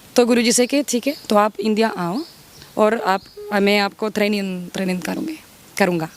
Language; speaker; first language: Hindi; non-native, learner; Spanish